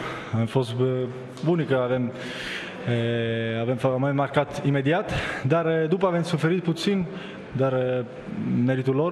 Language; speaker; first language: Romanian; non-native, learner; Italian